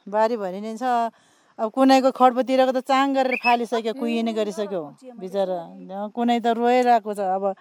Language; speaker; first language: Nepali; non-native, local second language; Eastern Tamang